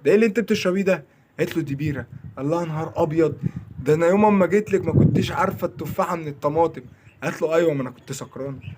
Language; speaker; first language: Arabic; native; Arabic